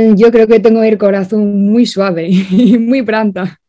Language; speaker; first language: Spanish; non-native, fluent; Chinese